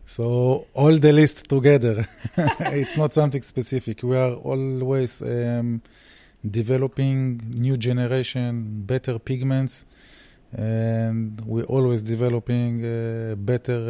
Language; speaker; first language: English; early bilingual, heritage; Hebrew